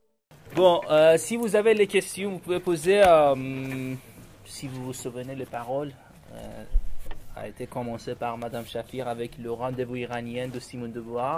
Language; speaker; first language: French; non-native, learner; Persian